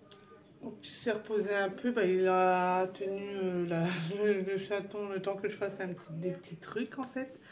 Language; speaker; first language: French; native; French